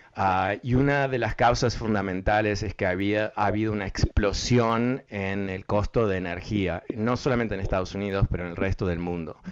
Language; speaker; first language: Spanish; early bilingual, heritage; Spanish